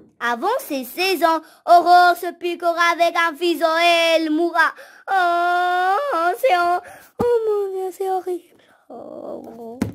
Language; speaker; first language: French; non-native, local second language; Arabic